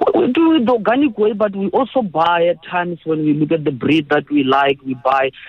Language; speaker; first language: English; non-native, local second language; Northern Sotho